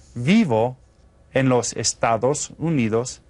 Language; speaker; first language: Spanish; non-native, fluent; English